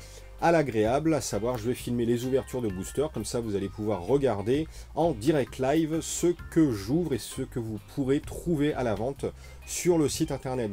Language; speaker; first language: French; native; French